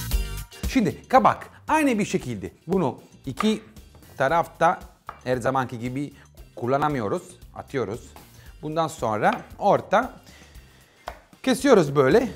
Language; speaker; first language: Turkish; non-native, fluent; Italian